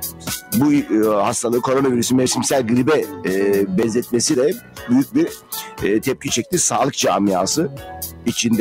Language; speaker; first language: Turkish; native; Turkish